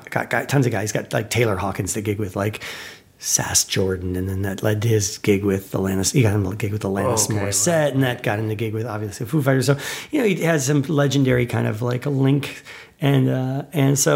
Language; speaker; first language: English; native; English